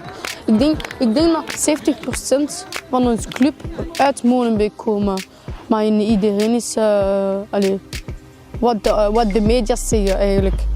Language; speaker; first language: Dutch; non-native, local second language; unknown